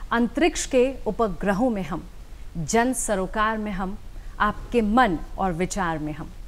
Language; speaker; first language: Hindi; native; Hindi